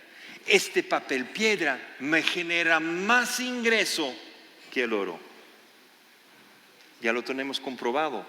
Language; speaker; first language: Spanish; non-native, fluent; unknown